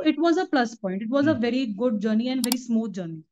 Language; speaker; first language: Hindi; native; Hindi